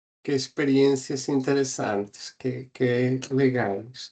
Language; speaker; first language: Portuguese; non-native, fluent; Spanish